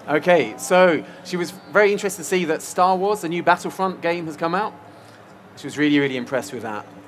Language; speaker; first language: English; native; English